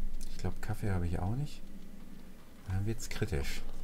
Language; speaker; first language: German; native; German